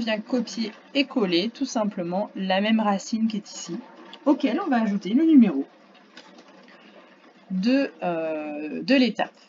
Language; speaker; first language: French; native; French